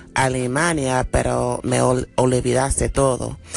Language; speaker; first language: Spanish; non-native, learner; English